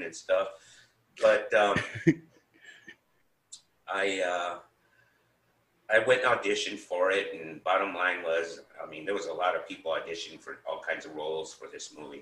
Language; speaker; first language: English; native; English